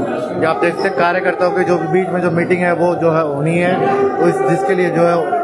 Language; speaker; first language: Hindi; native; Hindi